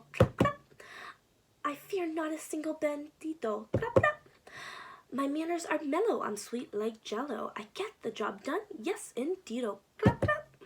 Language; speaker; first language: English; native; English